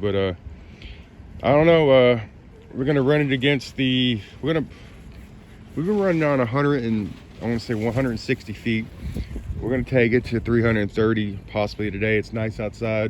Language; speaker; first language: English; native; English